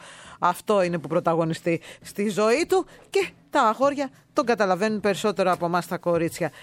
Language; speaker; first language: Greek; native; Greek